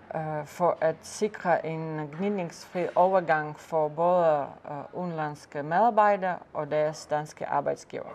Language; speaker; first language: Danish; non-native, fluent; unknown